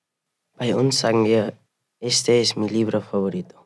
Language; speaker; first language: German; early bilingual, other home language; Spanish